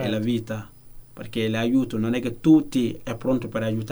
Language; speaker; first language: Italian; non-native, learner; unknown